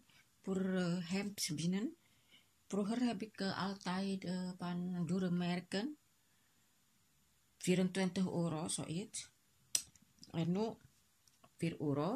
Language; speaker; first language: Dutch; non-native, local second language; Indonesian